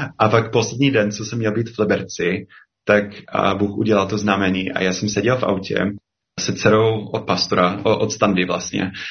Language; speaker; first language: Czech; non-native, fluent; English